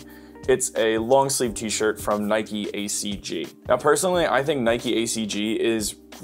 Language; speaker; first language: English; native; English